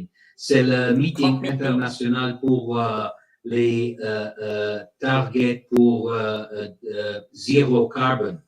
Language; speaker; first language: French; non-native, learner; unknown